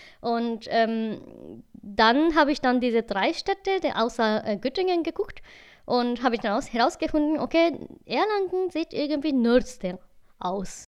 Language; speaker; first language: German; non-native, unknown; Japanese